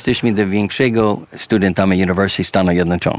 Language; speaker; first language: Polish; early bilingual, heritage; English